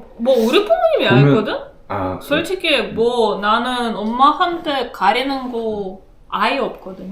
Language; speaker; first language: Korean; non-native, fluent; Russian